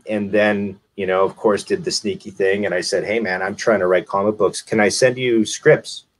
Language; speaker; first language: English; native; English